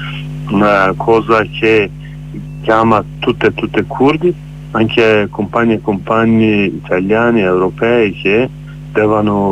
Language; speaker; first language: Italian; non-native, learner; Kurdish